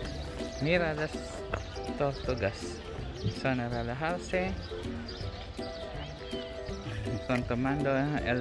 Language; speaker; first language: Spanish; non-native, learner; Filipino